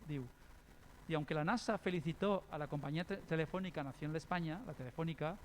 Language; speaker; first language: Spanish; non-native, local second language; Catalan